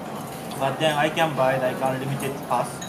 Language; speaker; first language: English; non-native, learner; Japanese